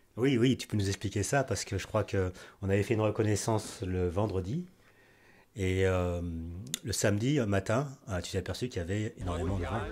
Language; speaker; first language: French; native; French